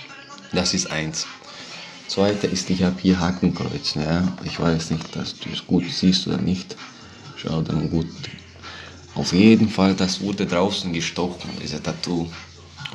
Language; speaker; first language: German; non-native, fluent; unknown